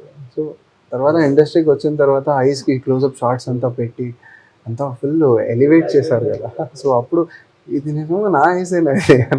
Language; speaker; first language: Telugu; non-native, fluent; Tamil